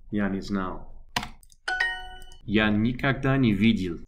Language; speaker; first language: Russian; non-native, learner; English